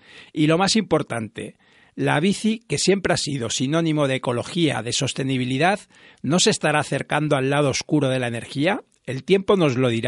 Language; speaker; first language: Spanish; native; Spanish